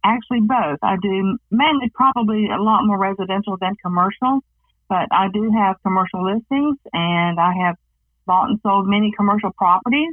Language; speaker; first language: English; native; English